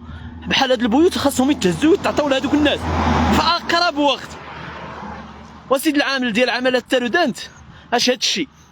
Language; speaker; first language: Arabic; native; Arabic